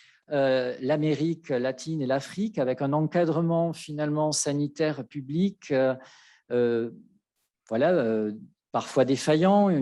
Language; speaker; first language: French; native; French